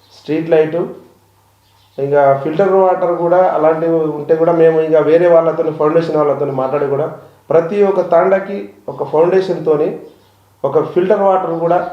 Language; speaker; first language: Telugu; non-native, local second language; Lambadi